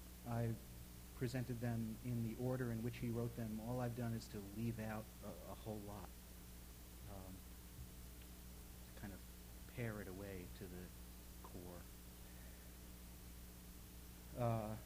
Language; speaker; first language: English; native; English